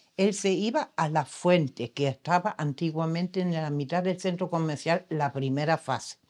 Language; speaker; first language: Spanish; non-native, fluent; German